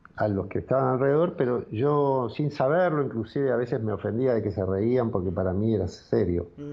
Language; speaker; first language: Spanish; native; Spanish